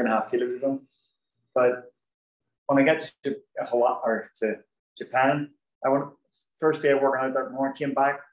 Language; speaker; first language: English; native; English